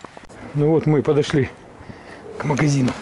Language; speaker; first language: Russian; native; Russian